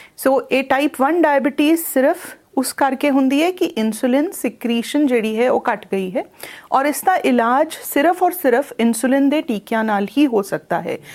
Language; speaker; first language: Punjabi; non-native, local second language; Hindi